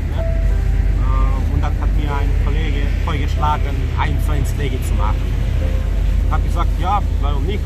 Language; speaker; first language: German; non-native, fluent; Serbian